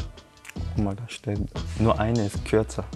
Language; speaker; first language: German; non-native, learner; Korean